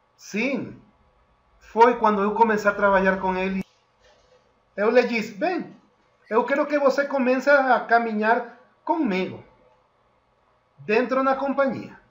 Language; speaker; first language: Portuguese; non-native, fluent; Spanish